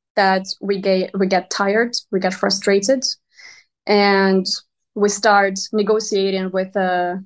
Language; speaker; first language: English; non-native, fluent; Ukrainian